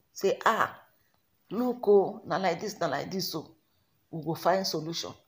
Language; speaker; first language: Nigerian Pidgin; non-native, local second language; Igbo